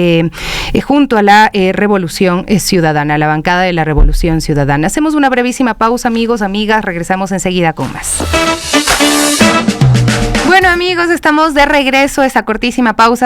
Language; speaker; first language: Spanish; native; Spanish